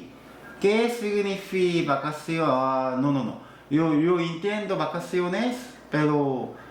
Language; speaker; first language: Spanish; non-native, learner; Korean